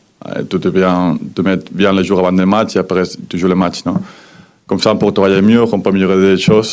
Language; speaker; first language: French; non-native, fluent; Spanish